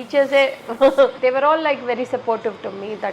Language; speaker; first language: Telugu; non-native, local second language; Tamil